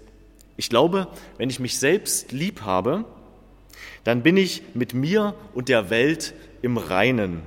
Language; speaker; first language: German; native; German